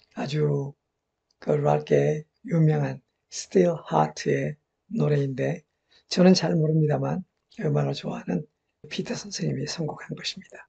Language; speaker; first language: Korean; native; Korean